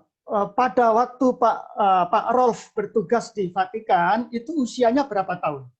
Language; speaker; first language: Indonesian; native; Indonesian